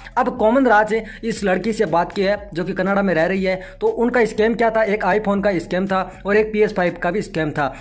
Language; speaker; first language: Hindi; native; Hindi